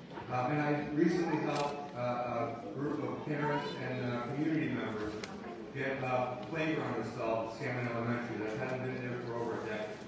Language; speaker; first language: English; early bilingual, other home language; Spanish